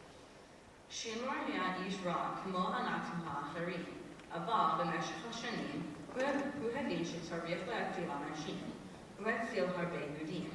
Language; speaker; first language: Hebrew; non-native, learner; English